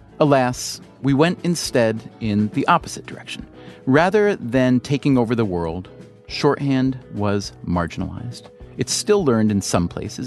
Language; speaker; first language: English; native; English